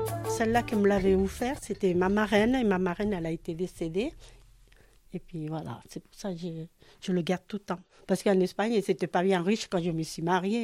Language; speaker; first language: French; non-native, fluent; Spanish